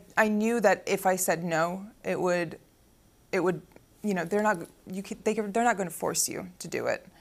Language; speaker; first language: English; early bilingual, other home language; Arabic